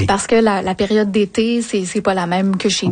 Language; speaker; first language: French; native; French